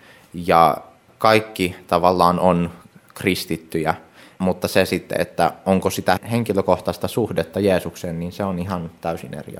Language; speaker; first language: Finnish; early bilingual, heritage; Finnish